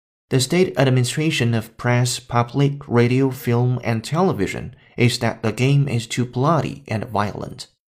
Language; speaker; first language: English; non-native, fluent; Chinese